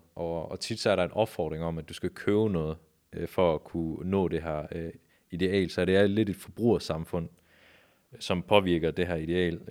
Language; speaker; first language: Danish; early bilingual, other home language; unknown